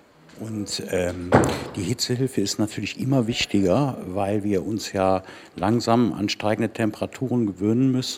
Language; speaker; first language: German; native; German